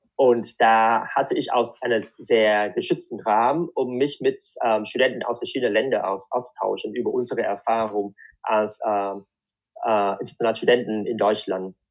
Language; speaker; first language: German; non-native, fluent; Vietnamese